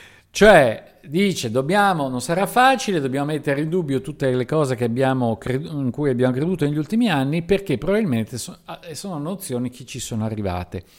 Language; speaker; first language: Italian; native; Italian